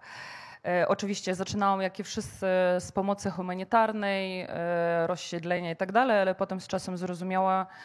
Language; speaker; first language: Polish; non-native, fluent; Ukrainian